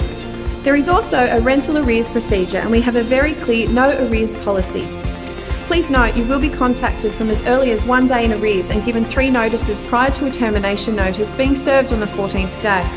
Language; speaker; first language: English; native; English